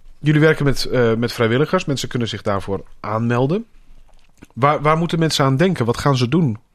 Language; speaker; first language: Dutch; native; Dutch